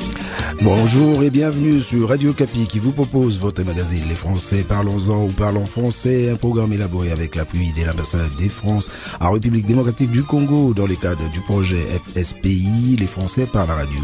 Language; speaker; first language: French; native; French